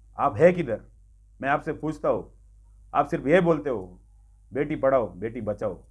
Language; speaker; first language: Hindi; non-native, local second language; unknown